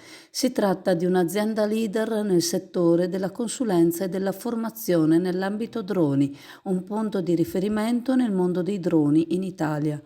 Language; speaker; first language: Italian; native; Italian